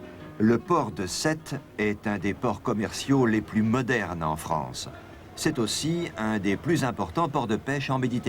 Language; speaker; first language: French; native; French